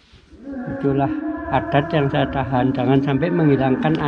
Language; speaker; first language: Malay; non-native, local second language; Javanese